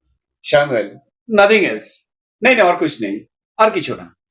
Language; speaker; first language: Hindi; non-native, local second language; Bangla